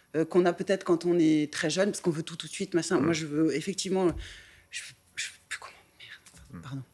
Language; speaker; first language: French; native; French